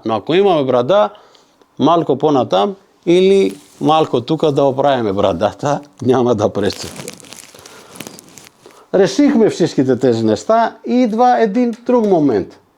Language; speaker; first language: Bulgarian; non-native, fluent; Macedonian